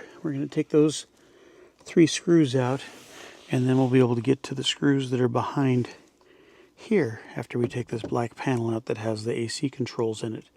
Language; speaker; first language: English; native; English